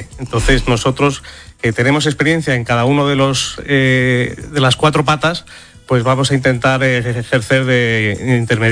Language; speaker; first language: Spanish; native; Spanish